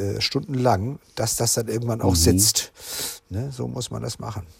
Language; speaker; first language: German; native; German